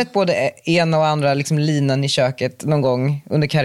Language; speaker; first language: Swedish; native; Swedish